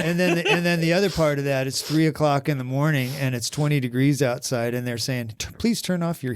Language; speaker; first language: English; native; English